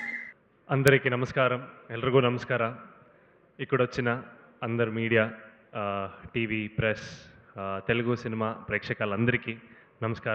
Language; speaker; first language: Telugu; non-native, learner; Kannada